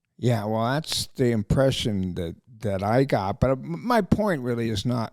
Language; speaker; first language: English; native; English